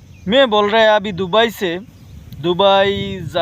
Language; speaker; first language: Hindi; non-native, learner; Bangla